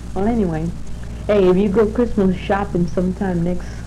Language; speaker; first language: English; early bilingual, other home language; Spanish